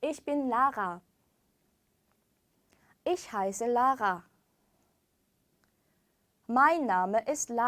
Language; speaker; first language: German; non-native, fluent; Korean